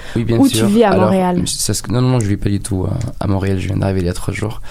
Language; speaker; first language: French; non-native, fluent; Arabic